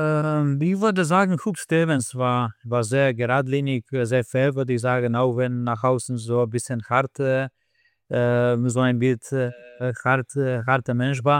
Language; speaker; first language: German; non-native, fluent; Slovenian